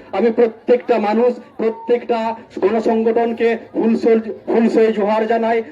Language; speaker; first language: Bangla; non-native, local second language; Santali